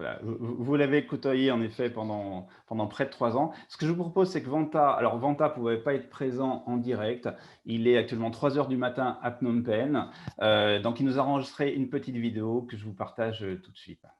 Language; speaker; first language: French; native; French